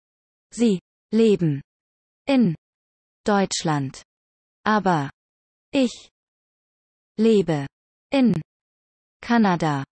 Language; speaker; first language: German; non-native, learner; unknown